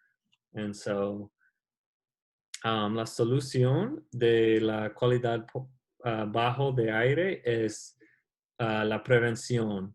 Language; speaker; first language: Spanish; non-native, learner; English